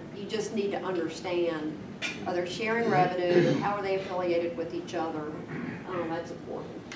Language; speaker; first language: English; native; English